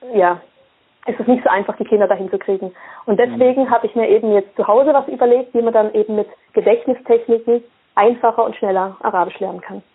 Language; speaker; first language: German; early bilingual, other home language; Swiss German